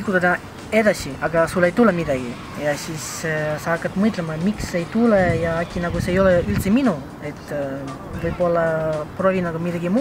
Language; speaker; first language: Estonian; non-native, local second language; Russian